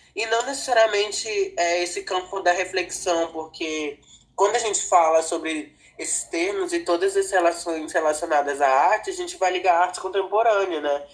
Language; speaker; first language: Portuguese; non-native, local second language; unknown